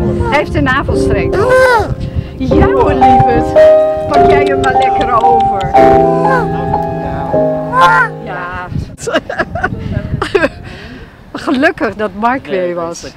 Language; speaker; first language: Dutch; native; Dutch